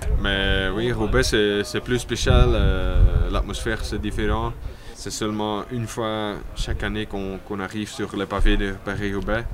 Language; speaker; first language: French; non-native, local second language; Dutch